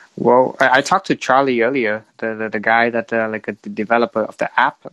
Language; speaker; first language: English; non-native, fluent; Vietnamese